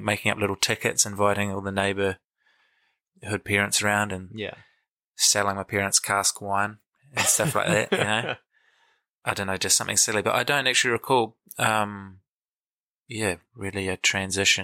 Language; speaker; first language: English; native; English